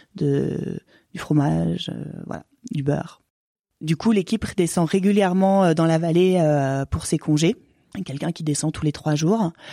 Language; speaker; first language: French; native; French